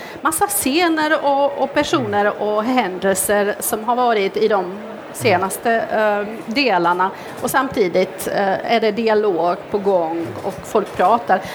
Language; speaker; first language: Swedish; non-native, fluent; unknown